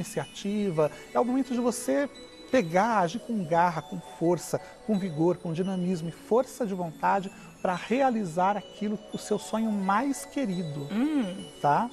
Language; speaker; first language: Portuguese; native; Portuguese